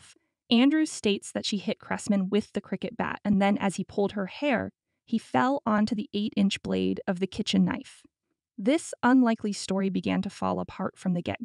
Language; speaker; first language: English; native; English